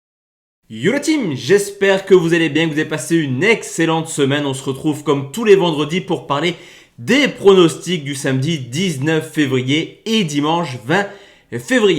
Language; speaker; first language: French; native; French